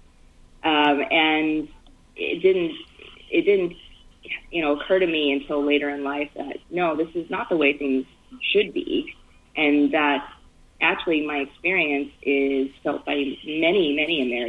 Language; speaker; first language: English; early bilingual, other home language; Chinese